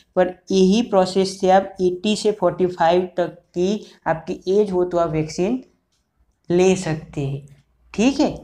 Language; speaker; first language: Hindi; non-native, local second language; Gujarati